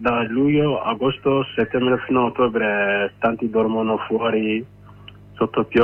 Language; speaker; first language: Italian; non-native, learner; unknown